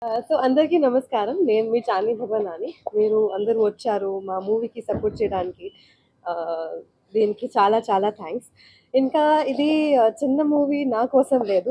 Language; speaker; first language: Telugu; non-native, learner; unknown